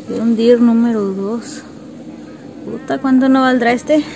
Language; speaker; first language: Spanish; native; Spanish